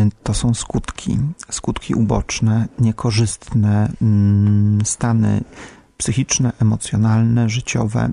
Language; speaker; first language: Polish; native; Polish